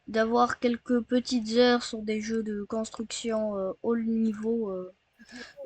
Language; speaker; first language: French; native; French